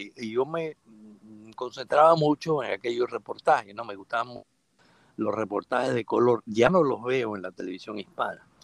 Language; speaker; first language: Spanish; native; Spanish